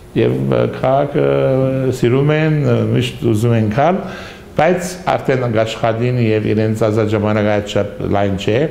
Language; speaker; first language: Armenian; early bilingual, heritage; Armenian